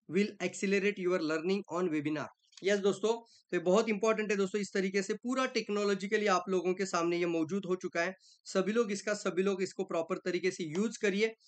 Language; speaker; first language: Hindi; non-native, local second language; Marathi